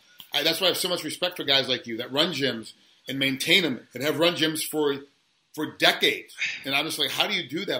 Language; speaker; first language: English; native; English